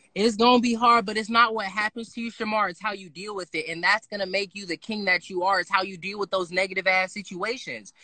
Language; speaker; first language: English; native; English